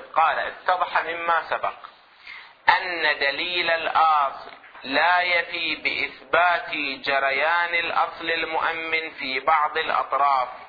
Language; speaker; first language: Arabic; native; Arabic